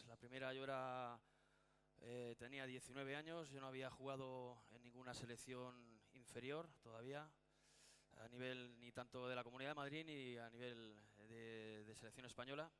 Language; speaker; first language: Spanish; native; Spanish